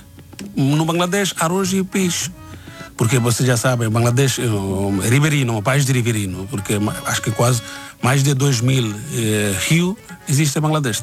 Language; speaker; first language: Portuguese; non-native, learner; Bangla